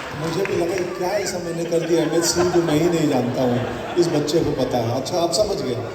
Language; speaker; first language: Hindi; native; Hindi